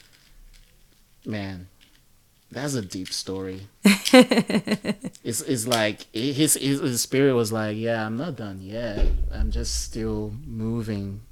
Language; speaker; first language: English; non-native, local second language; Yoruba